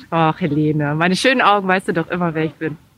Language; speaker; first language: German; native; German